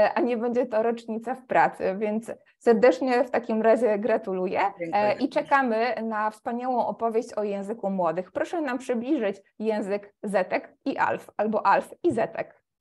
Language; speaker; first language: Polish; native; Polish